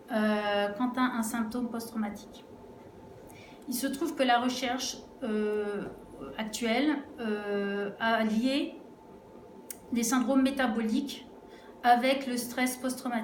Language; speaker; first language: French; native; French